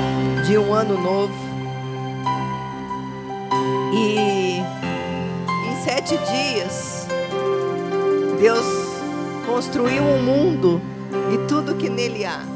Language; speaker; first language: Portuguese; native; Portuguese